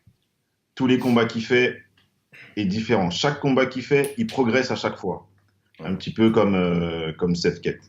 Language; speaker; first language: French; native; French